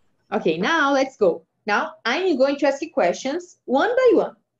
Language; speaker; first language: English; non-native, fluent; Portuguese